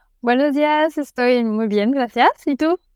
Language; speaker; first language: Spanish; non-native, learner; French